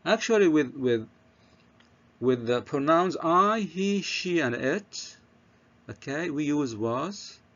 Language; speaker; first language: English; non-native, fluent; Arabic